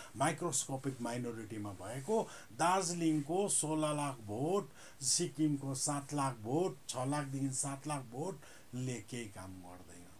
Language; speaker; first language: Nepali; native; Nepali